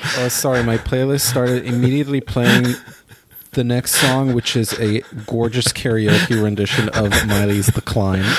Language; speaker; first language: English; non-native, fluent; Hebrew